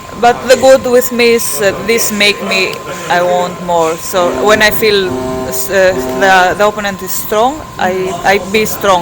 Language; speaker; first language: English; non-native, fluent; Greek